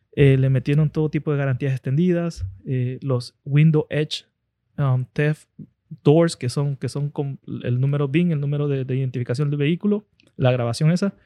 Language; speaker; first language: Spanish; native; Spanish